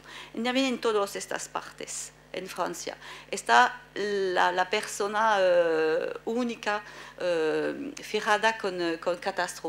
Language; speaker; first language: Spanish; non-native, fluent; French